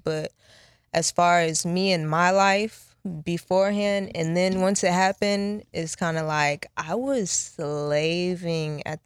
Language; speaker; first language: English; early bilingual, other home language; Japanese